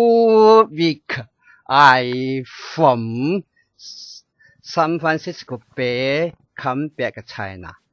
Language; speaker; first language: English; non-native, learner; Chinese